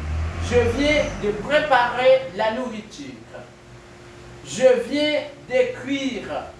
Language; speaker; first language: French; non-native, fluent; Spanish